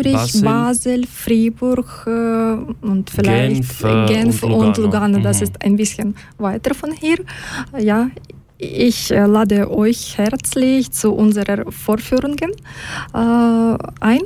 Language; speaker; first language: German; non-native, learner; Ukrainian